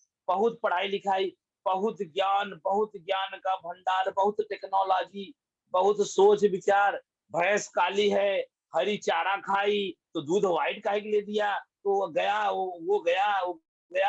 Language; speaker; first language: Hindi; native; Hindi